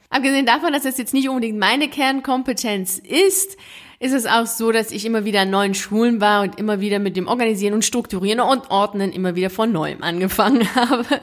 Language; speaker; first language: German; native; German